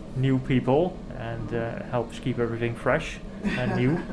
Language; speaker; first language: English; non-native, fluent; Dutch